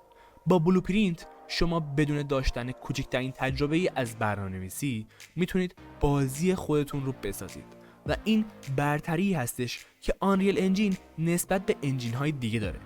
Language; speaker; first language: Persian; native; Persian